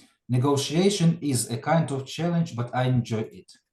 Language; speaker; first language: English; non-native, fluent; Ukrainian